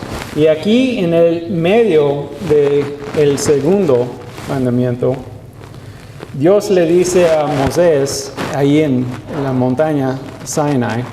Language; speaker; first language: Spanish; non-native, learner; English